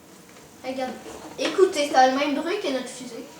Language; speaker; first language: French; native; French